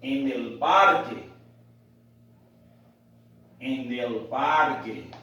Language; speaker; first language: Spanish; non-native, fluent; Portuguese